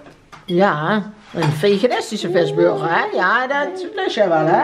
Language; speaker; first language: Dutch; native; Dutch